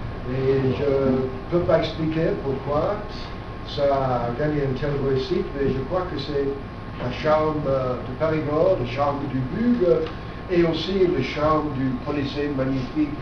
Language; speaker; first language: French; non-native, fluent; English